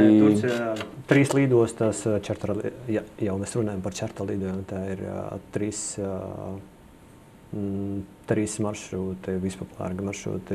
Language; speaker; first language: Latvian; non-native, local second language; Russian